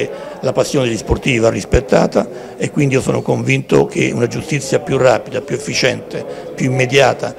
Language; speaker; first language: Italian; native; Italian